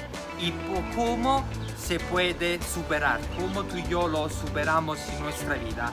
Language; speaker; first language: Spanish; non-native, fluent; Italian